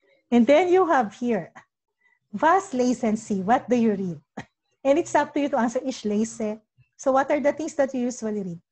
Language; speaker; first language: English; non-native, local second language; Filipino